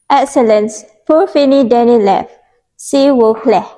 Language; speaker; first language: French; non-native, learner; Malay